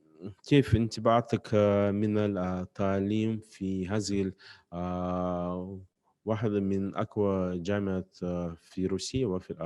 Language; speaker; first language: Arabic; non-native, fluent; Russian